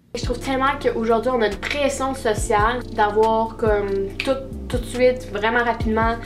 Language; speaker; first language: French; native; French